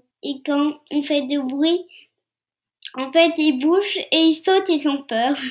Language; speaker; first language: French; early bilingual, heritage; French